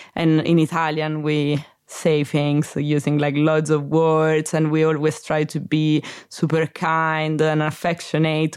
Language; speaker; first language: English; non-native, fluent; Italian